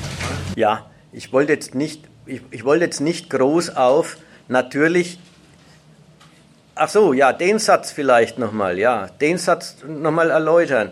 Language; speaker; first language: German; native; German